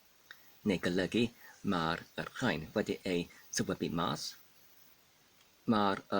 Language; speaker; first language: Welsh; non-native, learner; Polish